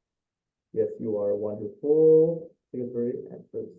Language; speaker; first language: English; non-native, fluent; Indonesian